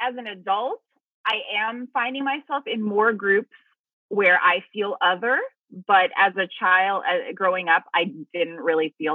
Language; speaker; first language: English; early bilingual, other home language; Filipino